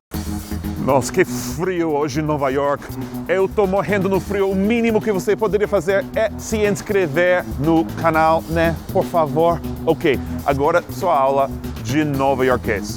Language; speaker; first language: Portuguese; non-native, fluent; English